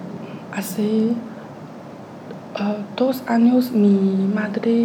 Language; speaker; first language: Spanish; non-native, learner; Chinese